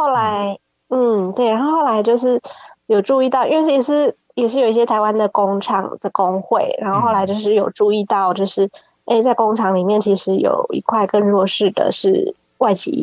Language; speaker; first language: Chinese; native; Chinese